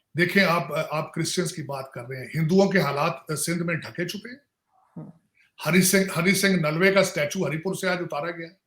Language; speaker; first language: Urdu; non-native, local second language; Punjabi